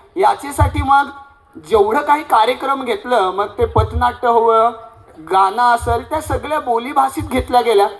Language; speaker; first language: Marathi; non-native, local second language; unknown